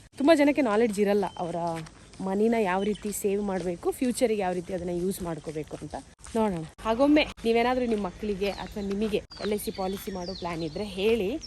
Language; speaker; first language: Kannada; non-native, local second language; Urdu